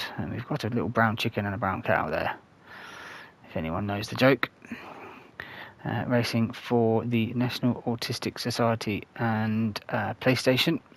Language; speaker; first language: English; native; English